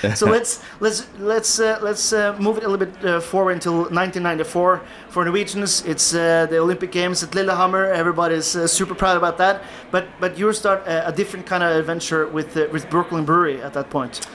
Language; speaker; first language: English; non-native, fluent; Norwegian